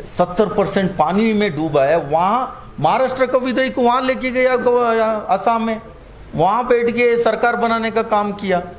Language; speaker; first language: Hindi; non-native, local second language; Kannada